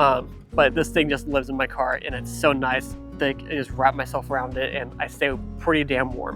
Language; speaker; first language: English; native; English